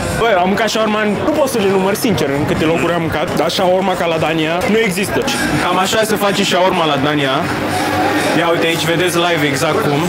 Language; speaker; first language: Romanian; native; Romanian